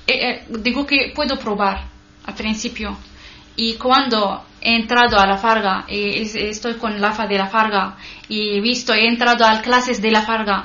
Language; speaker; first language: Spanish; non-native, learner; Arabic